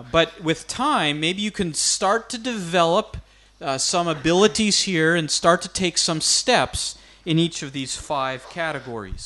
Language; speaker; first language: English; native; English